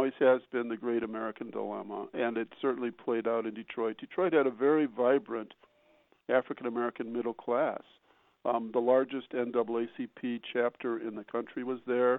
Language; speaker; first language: English; native; English